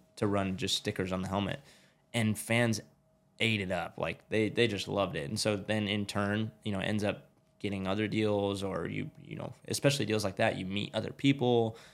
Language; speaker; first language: English; native; English